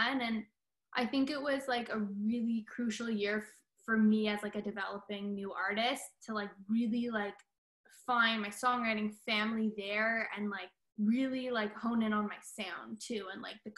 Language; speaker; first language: English; native; English